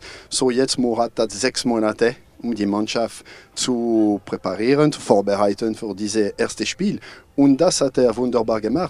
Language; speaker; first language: German; non-native, fluent; French